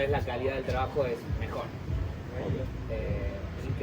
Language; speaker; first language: Spanish; native; Spanish